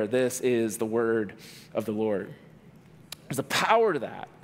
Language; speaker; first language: English; native; English